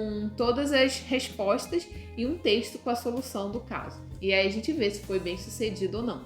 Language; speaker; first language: Portuguese; native; Portuguese